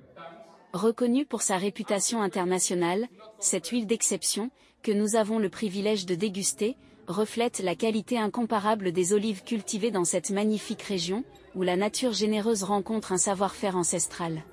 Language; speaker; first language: French; native; French